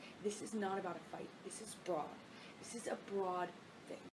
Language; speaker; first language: English; native; English